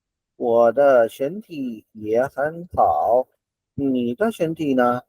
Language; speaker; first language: Chinese; non-native, fluent; Hindi